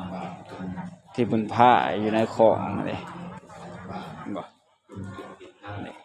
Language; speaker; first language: Thai; non-native, local second language; Northeastern Thai